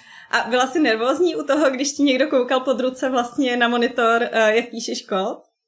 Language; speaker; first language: Czech; native; Czech